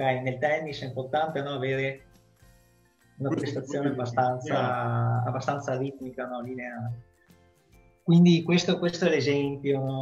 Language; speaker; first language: Italian; native; Italian